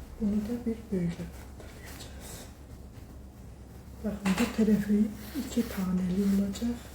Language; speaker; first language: Turkish; early bilingual, heritage; Turkish